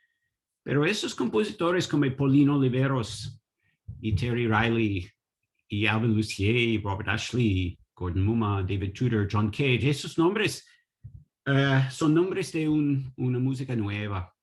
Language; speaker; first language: Spanish; non-native, learner; English